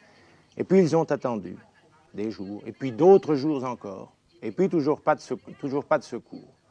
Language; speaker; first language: French; native; French